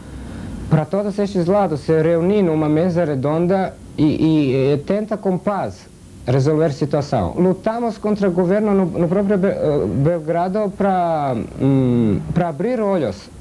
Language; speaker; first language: Portuguese; non-native, fluent; Serbian